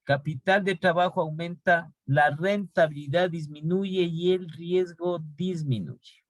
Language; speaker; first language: Spanish; native; Spanish